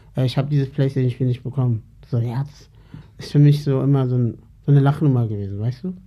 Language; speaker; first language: German; early bilingual, other home language; Turkish